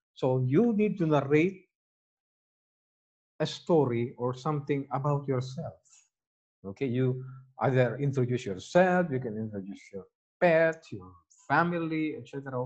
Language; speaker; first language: English; non-native, local second language; Filipino